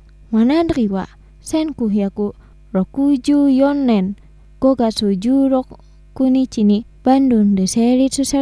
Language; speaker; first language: Japanese; non-native, fluent; Indonesian